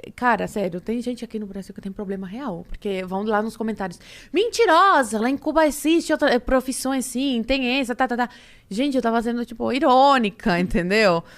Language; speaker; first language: Portuguese; early bilingual, other home language; Spanish